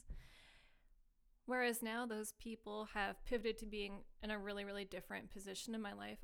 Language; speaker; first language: English; native; English